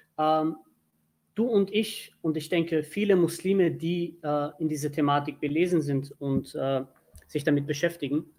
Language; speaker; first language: German; early bilingual, other home language; Turkish